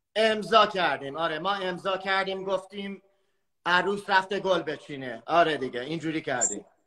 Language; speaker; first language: Persian; early bilingual, heritage; Persian